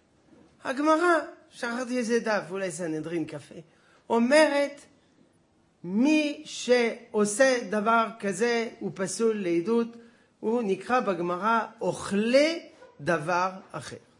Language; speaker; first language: Hebrew; non-native, fluent; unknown